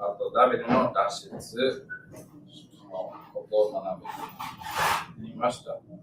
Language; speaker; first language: Japanese; non-native, learner; English